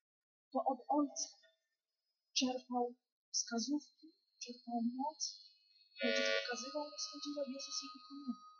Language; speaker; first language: Polish; native; Polish